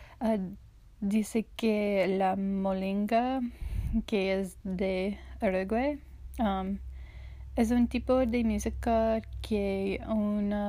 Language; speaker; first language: Spanish; non-native, learner; English